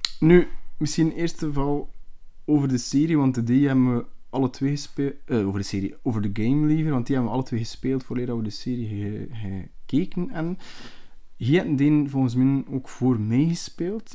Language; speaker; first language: Dutch; native; Dutch